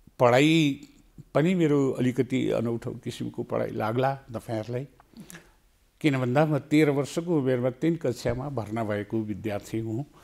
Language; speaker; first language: Nepali; native; Nepali